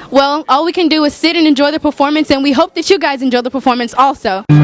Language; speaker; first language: English; native; English